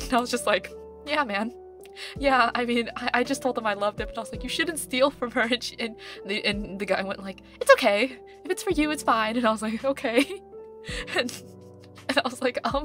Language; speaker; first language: English; early bilingual, other home language; Korean